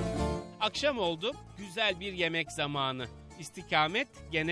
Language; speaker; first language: Turkish; native; Turkish